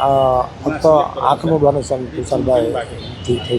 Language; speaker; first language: Gujarati; native; Gujarati